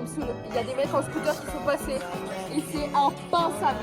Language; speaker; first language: French; native; French